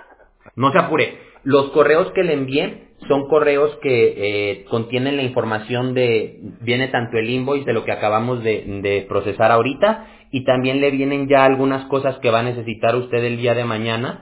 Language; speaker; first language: Spanish; native; Spanish